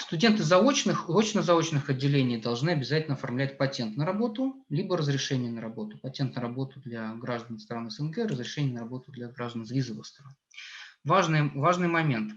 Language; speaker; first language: Russian; native; Russian